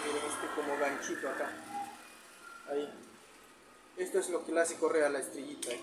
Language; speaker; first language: Spanish; native; Spanish